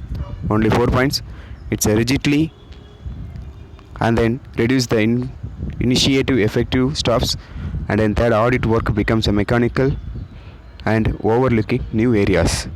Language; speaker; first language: English; non-native, local second language; Tamil